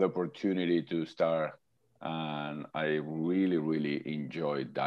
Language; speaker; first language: English; non-native, fluent; Spanish